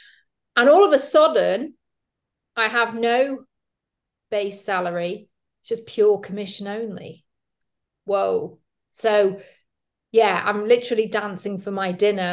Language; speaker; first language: English; native; English